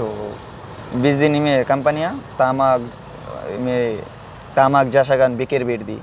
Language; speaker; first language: Kyrgyz; non-native, learner; Bangla